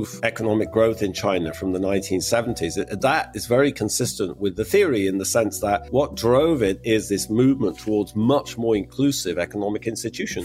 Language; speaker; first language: English; native; English